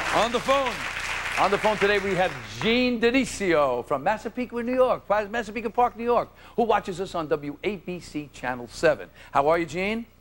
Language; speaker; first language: English; native; English